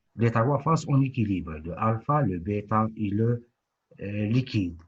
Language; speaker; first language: French; non-native, local second language; Arabic